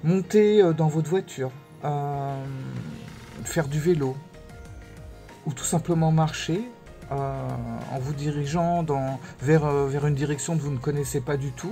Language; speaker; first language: French; native; French